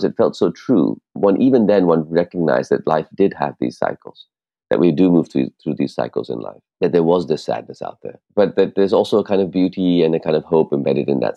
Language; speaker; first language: English; non-native, local second language; Urdu